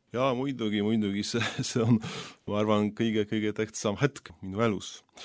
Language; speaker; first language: Estonian; non-native, fluent; Polish